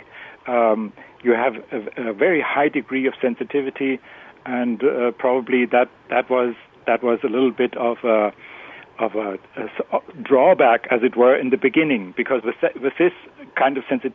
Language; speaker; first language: English; non-native, fluent; German